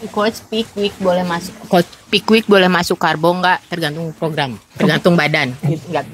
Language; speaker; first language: Indonesian; native; Indonesian